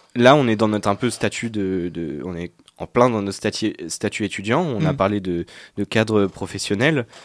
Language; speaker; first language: French; native; French